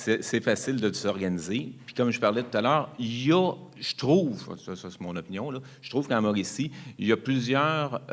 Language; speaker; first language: French; native; French